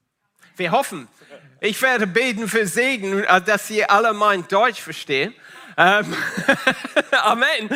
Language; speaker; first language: German; non-native, fluent; Italian